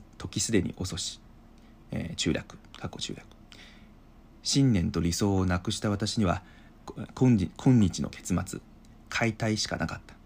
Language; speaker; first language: Japanese; non-native, fluent; Chinese